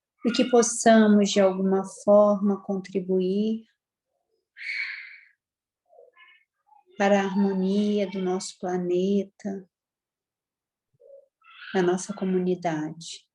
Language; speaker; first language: Portuguese; native; Portuguese